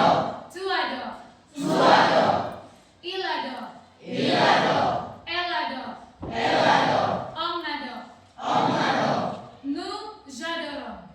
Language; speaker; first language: French; non-native, learner; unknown